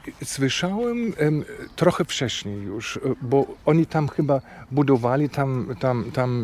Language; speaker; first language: Polish; non-native, fluent; German